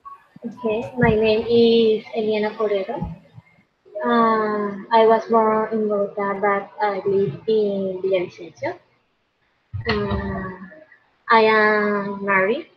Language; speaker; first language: English; non-native, learner; Spanish